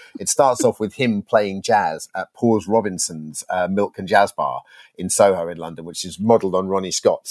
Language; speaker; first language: English; native; English